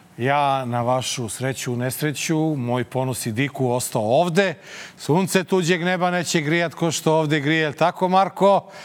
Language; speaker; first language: Serbian; native; Serbian